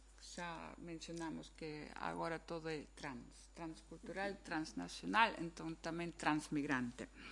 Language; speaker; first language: Galician; non-native, fluent; German